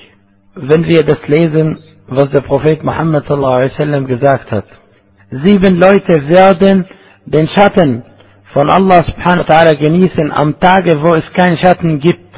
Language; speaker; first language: German; non-native, fluent; Arabic